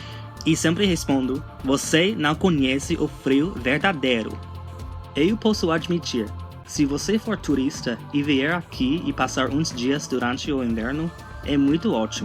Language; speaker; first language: Portuguese; non-native, fluent; English